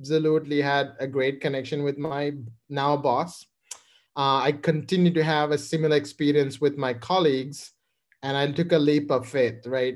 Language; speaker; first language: English; non-native, local second language; Sinhala